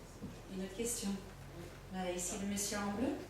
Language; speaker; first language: French; native; French